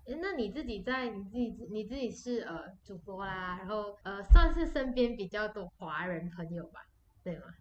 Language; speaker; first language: Chinese; native; Chinese